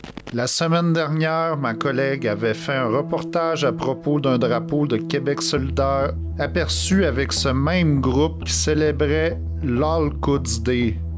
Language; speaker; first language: French; native; French